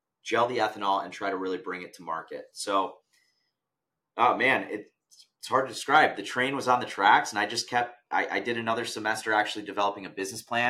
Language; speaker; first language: English; native; English